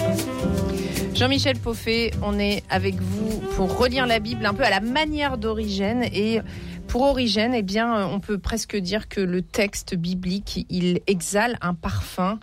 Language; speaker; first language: French; native; French